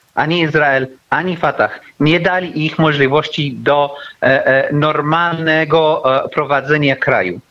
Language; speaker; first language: Polish; non-native, learner; Arabic